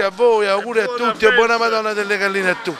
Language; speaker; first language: Italian; native; Italian